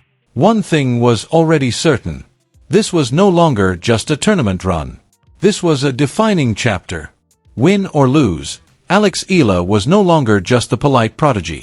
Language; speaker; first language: English; native; English